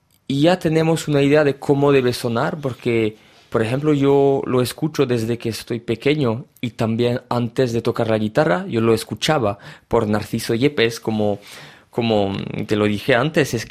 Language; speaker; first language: Spanish; early bilingual, heritage; French